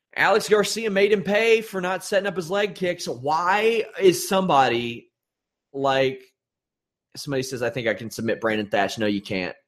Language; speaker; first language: English; native; English